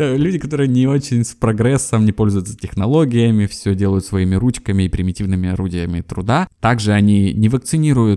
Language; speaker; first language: Russian; native; Russian